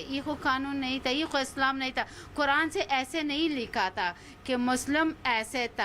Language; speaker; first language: Hindi; non-native, learner; Persian